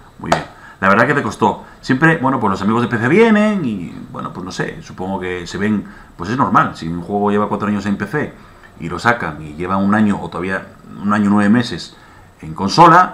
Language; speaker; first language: Spanish; native; Spanish